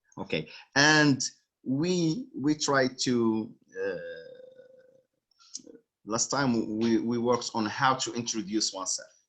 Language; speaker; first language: English; non-native, fluent; Arabic